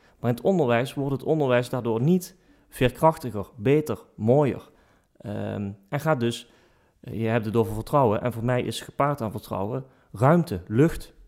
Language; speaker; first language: Dutch; native; Dutch